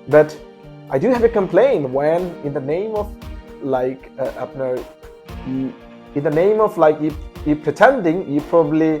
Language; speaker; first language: English; non-native, local second language; Bangla